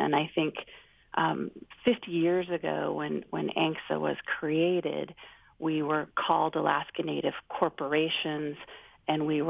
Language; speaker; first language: English; native; English